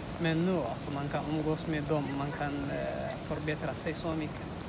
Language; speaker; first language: Swedish; non-native, learner; Tigrinya